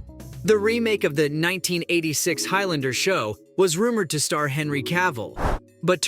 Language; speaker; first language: English; native; English